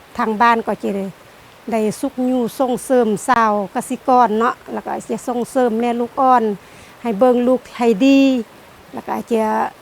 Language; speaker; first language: Lao; non-native, local second language; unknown